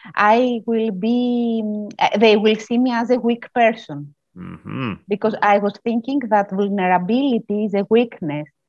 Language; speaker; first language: English; non-native, fluent; Greek